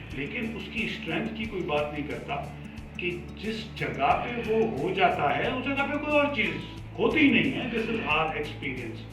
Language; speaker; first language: Urdu; non-native, local second language; Sindhi